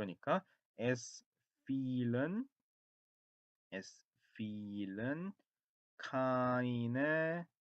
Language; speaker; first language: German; non-native, fluent; Korean